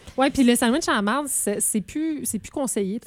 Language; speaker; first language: French; native; French